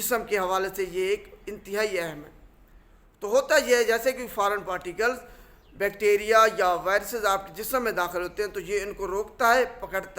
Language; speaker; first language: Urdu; non-native, local second language; Punjabi